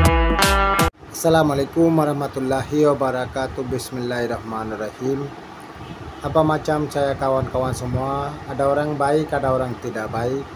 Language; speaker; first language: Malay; non-native, learner; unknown